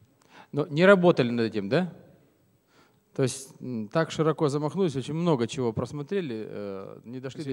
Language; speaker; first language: Russian; native; Russian